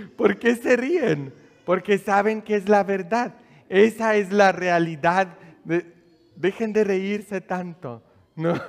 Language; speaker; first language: Spanish; non-native, fluent; Polish